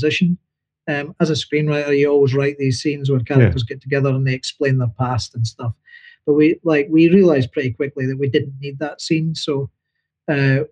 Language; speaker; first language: English; native; English